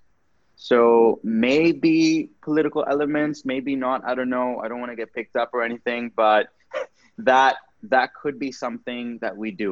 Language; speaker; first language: English; non-native, local second language; Urdu